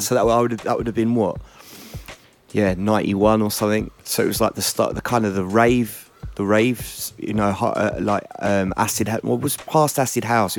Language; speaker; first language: English; native; English